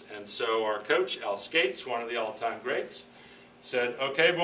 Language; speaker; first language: English; native; English